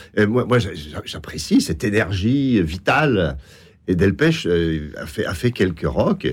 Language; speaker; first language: French; native; French